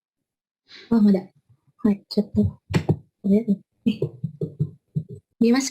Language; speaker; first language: Japanese; non-native, learner; Indonesian